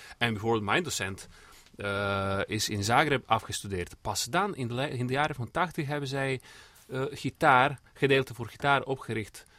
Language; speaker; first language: Dutch; non-native, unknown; Serbian